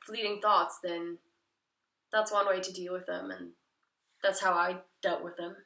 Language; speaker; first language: English; non-native, fluent; Dutch